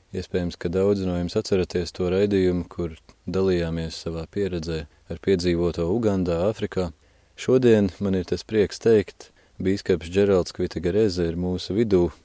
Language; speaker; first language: Latvian; native; Latvian